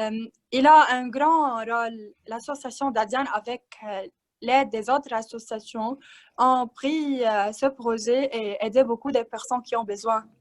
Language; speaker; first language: French; non-native, learner; Arabic